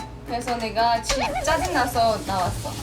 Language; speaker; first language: Korean; non-native, fluent; Chinese